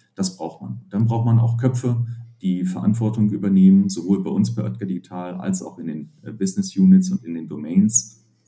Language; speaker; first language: German; native; German